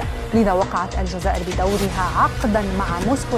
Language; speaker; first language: Arabic; native; Arabic